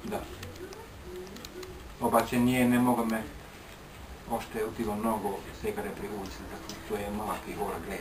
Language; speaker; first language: Bulgarian; non-native, learner; Finnish